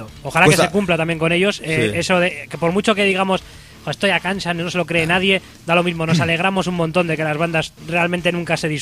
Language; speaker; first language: Spanish; native; Spanish